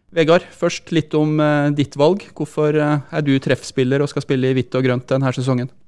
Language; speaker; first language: Norwegian; native; Norwegian